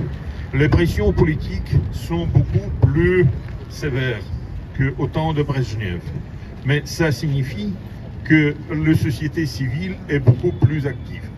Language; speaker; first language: French; non-native, learner; Russian